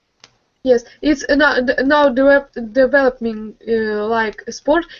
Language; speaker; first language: English; non-native, learner; Russian